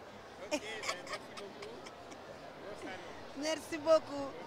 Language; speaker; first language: French; non-native, local second language; Comorian